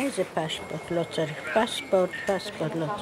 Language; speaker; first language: Hebrew; non-native, fluent; Polish